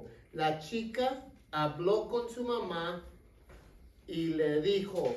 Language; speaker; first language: Spanish; non-native, fluent; English